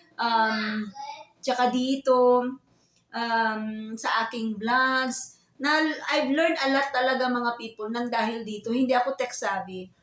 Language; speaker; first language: Filipino; native; Filipino